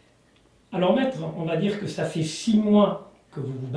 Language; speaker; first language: French; native; French